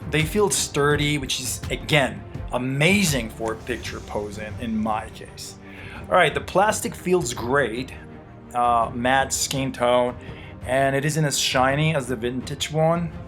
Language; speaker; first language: English; non-native, fluent; Spanish